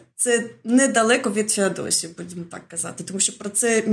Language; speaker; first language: Ukrainian; early bilingual, other home language; Russian